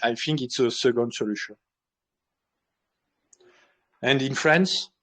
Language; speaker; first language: English; non-native, learner; French